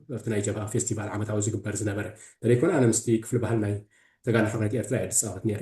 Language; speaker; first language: Tigrinya; early bilingual, heritage; Tigrinya